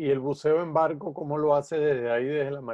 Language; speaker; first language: Spanish; native; Spanish